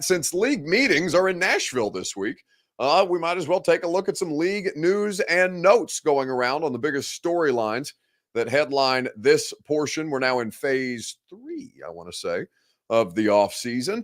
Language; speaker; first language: English; native; English